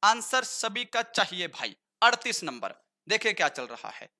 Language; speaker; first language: Hindi; native; Hindi